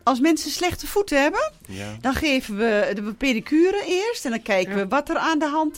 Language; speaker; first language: Dutch; native; Dutch